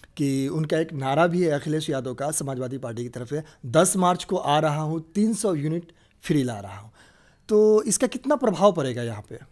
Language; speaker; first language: Hindi; native; Hindi